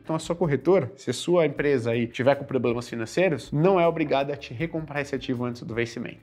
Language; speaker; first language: Portuguese; native; Portuguese